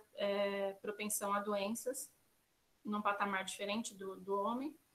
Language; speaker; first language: Portuguese; native; Portuguese